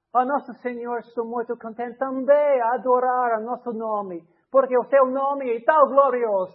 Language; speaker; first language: Portuguese; non-native, learner; English